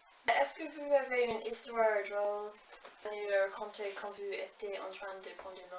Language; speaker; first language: French; non-native, learner; English